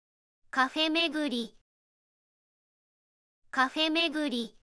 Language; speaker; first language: Japanese; native; Japanese